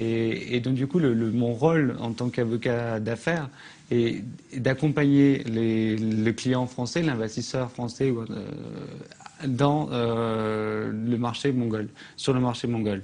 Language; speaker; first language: French; native; French